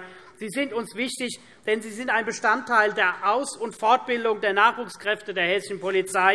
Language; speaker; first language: German; native; German